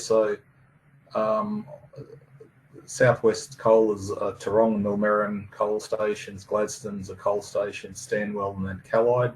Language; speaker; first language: English; native; English